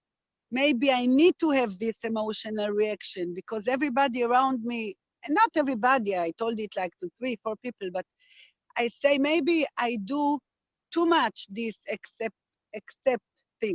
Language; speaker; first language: English; non-native, fluent; Hebrew